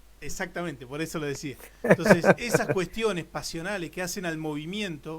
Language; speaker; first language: Spanish; native; Spanish